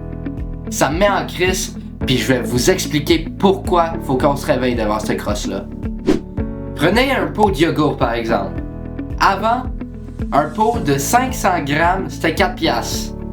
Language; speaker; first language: French; native; French